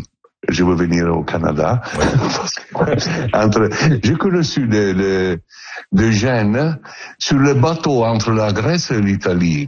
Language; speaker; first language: French; non-native, learner; Italian